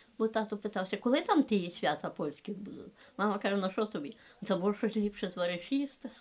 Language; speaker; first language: Ukrainian; native; Ukrainian